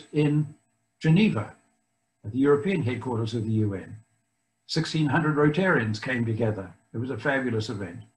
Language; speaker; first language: English; native; English